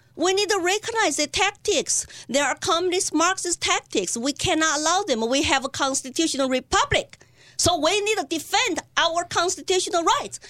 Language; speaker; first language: English; non-native, fluent; Chinese